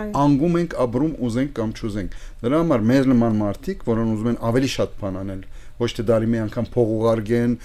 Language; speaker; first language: Armenian; early bilingual, heritage; Armenian